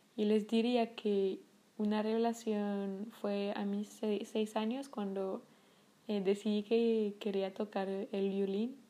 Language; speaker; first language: Spanish; non-native, fluent; French